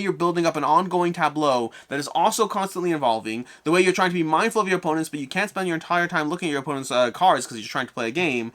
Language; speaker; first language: English; native; English